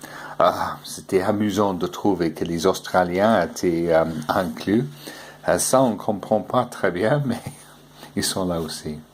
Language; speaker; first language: French; non-native, fluent; English